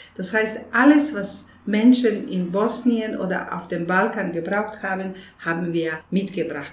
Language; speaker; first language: German; non-native, fluent; Bosnian